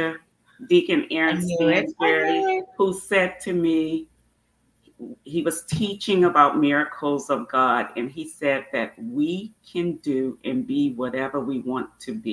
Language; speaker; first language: English; native; English